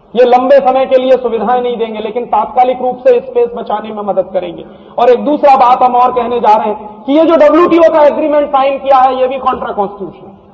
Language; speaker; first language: Hindi; native; Hindi